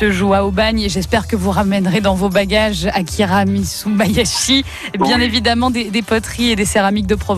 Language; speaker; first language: French; native; French